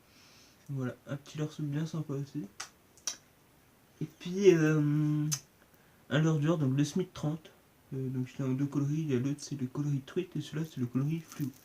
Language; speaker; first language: French; native; French